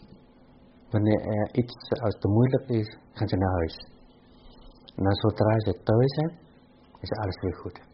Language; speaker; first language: Dutch; non-native, fluent; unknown